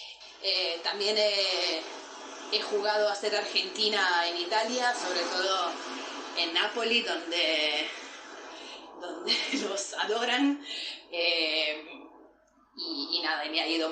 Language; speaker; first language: Spanish; non-native, fluent; Italian